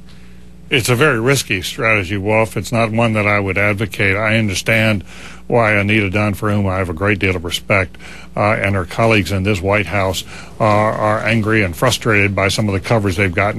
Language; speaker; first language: English; native; English